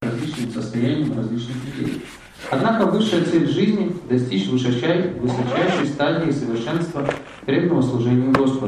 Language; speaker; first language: Russian; native; Russian